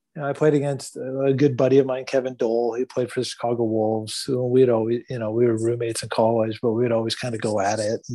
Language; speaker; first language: English; native; English